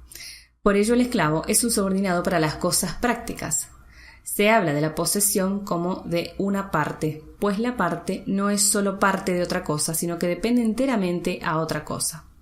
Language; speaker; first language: Spanish; native; Spanish